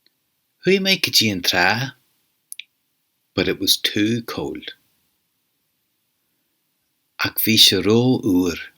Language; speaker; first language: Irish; non-native, fluent; English